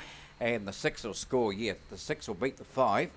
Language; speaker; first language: English; native; English